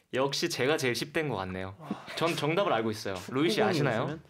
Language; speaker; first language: Korean; native; Korean